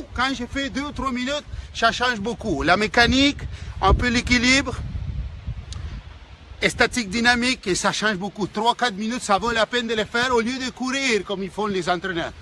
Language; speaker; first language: French; non-native, fluent; Spanish